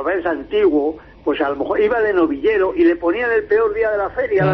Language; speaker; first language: Spanish; native; Spanish